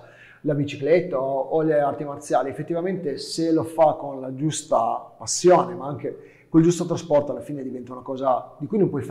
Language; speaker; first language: Italian; native; Italian